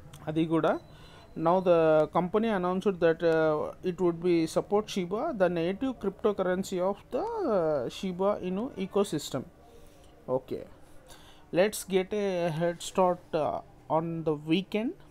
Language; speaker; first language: English; non-native, local second language; Telugu